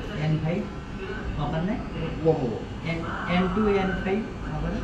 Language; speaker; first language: Japanese; non-native, learner; Nepali